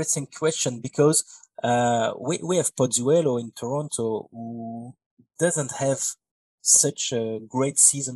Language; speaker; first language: English; non-native, fluent; French